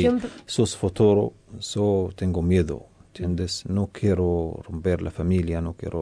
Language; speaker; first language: Spanish; non-native, learner; Arabic